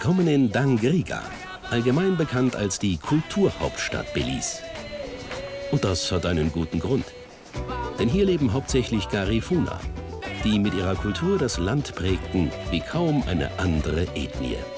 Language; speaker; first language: German; native; German